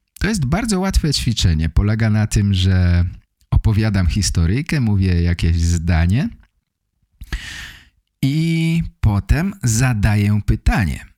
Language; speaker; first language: Polish; native; Polish